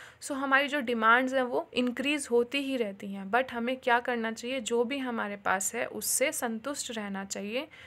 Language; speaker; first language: Hindi; native; Hindi